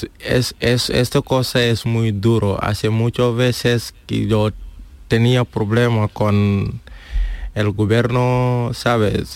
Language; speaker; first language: Spanish; non-native, learner; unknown